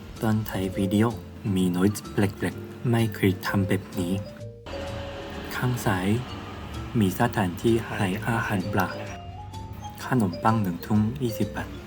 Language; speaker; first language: Thai; non-native, learner; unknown